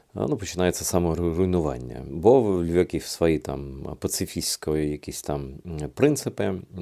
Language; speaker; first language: Ukrainian; non-native, fluent; Russian